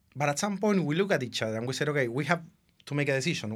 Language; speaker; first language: English; non-native, fluent; Spanish